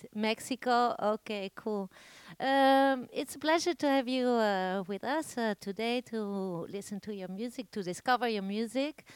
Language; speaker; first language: English; non-native, learner; Spanish